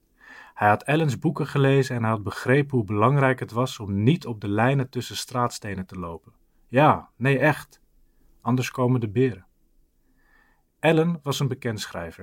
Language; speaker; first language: Dutch; native; Dutch